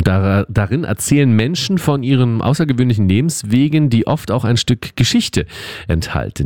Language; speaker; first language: German; native; German